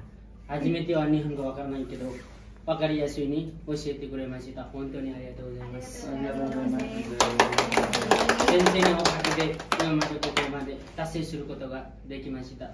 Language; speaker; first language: Japanese; non-native, learner; Nepali